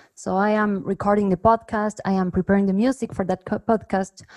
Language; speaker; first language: English; non-native, fluent; Spanish